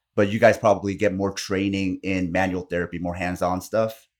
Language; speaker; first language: English; non-native, fluent; Korean